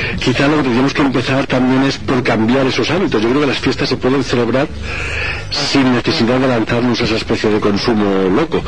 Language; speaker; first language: Spanish; native; Spanish